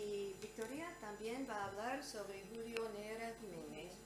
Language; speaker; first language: Spanish; non-native, fluent; English